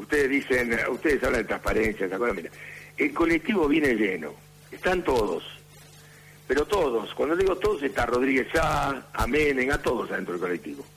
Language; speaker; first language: Spanish; native; Spanish